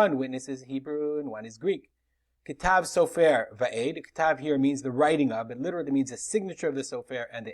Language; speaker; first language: English; native; English